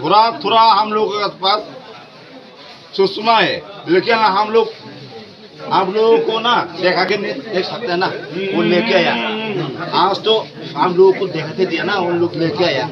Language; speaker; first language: Hindi; non-native, local second language; Kok Borok